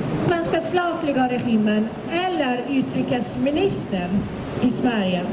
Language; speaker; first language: Swedish; non-native, fluent; Persian